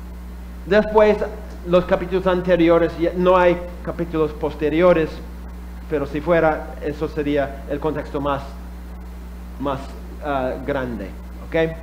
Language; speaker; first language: Spanish; non-native, fluent; English